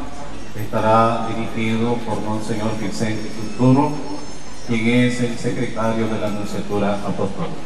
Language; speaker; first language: Spanish; native; Spanish